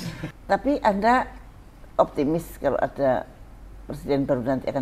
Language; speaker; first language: Indonesian; native; Indonesian